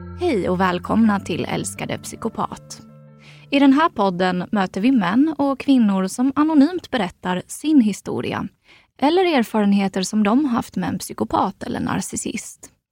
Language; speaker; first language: Swedish; native; Swedish